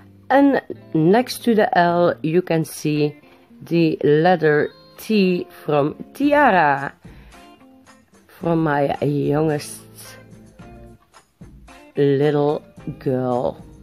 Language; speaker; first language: English; non-native, learner; Dutch